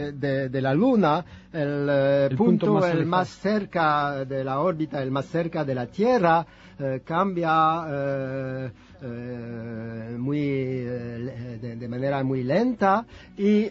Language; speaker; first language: Spanish; non-native, fluent; French